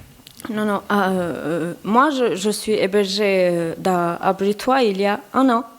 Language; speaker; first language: French; non-native, learner; Albanian